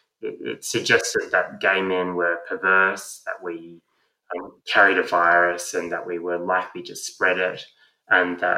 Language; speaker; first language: English; native; English